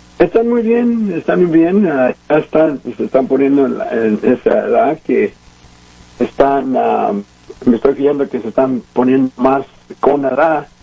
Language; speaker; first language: Spanish; early bilingual, heritage; Spanish